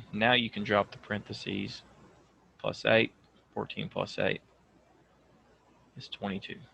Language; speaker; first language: English; native; English